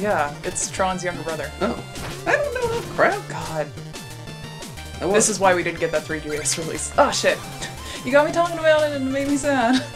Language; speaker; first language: English; native; English